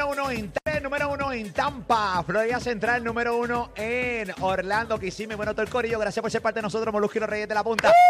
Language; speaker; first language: Spanish; native; Spanish